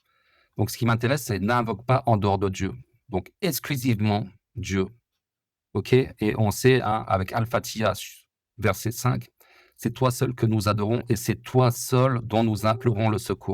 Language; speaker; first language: French; native; French